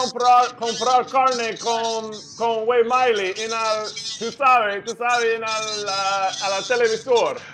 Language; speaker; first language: Spanish; non-native, learner; English